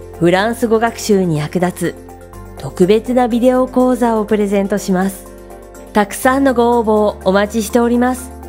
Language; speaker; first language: Japanese; native; Japanese